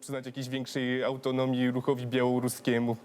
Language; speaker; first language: Polish; non-native, learner; Belarusian